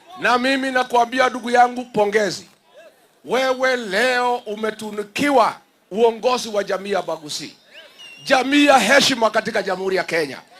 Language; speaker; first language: Swahili; non-native, local second language; Kikuyu